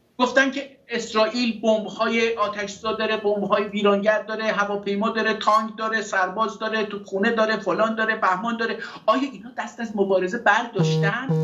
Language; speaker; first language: Persian; non-native, local second language; Azerbaijani